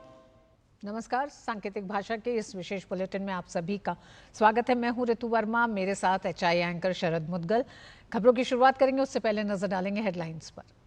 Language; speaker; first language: Hindi; native; Hindi